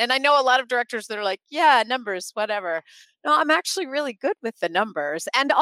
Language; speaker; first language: English; native; English